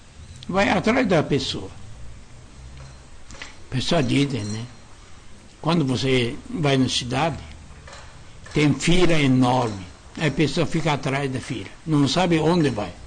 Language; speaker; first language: Portuguese; non-native, learner; Japanese